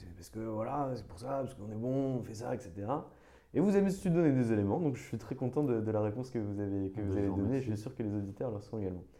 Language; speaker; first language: French; native; French